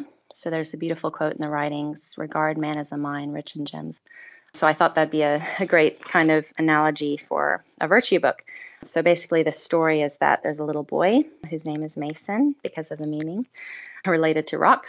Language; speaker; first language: English; native; English